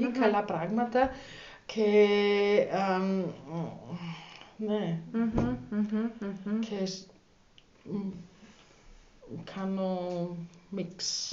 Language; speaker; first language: Greek; non-native, learner; German